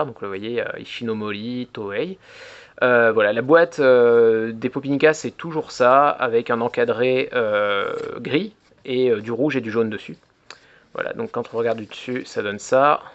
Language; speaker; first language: French; native; French